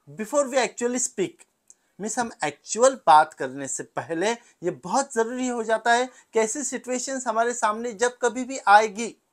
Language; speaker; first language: Hindi; non-native, local second language; Marathi